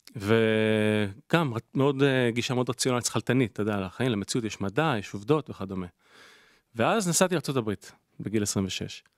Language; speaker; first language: Hebrew; native; Hebrew